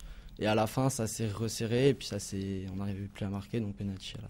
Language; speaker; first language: French; native; French